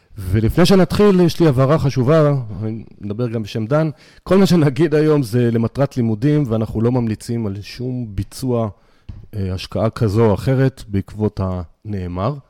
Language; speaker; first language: Hebrew; native; Hebrew